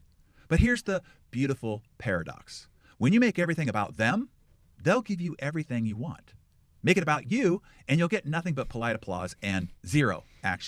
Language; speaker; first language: English; native; English